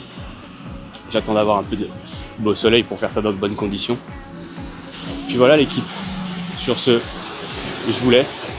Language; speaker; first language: French; native; French